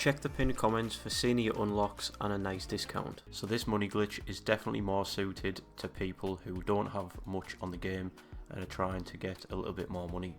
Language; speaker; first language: English; native; English